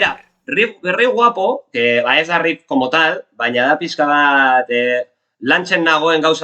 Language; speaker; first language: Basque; non-native, local second language; Spanish